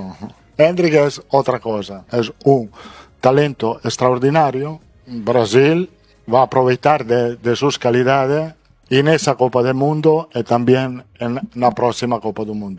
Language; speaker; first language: Portuguese; non-native, fluent; Spanish